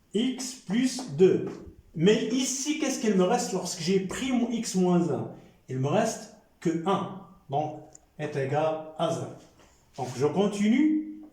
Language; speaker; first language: French; non-native, local second language; Arabic